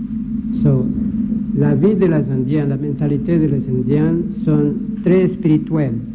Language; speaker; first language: French; non-native, learner; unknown